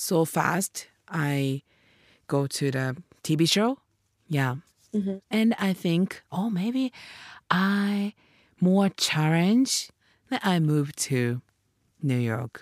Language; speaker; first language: English; non-native, learner; Japanese